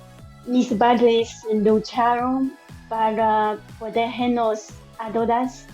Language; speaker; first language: Spanish; non-native, learner; Chinese